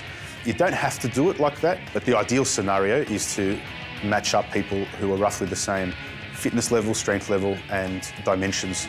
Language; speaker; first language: English; native; English